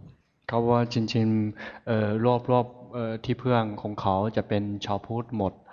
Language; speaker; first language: Thai; non-native, fluent; Chinese